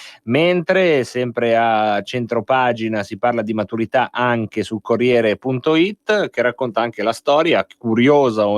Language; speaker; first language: Italian; native; Italian